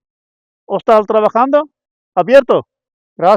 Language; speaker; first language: Spanish; non-native, learner; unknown